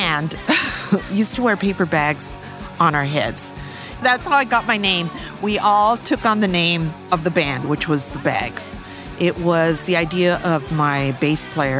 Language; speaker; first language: English; native; English